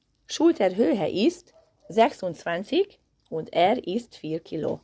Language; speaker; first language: German; non-native, learner; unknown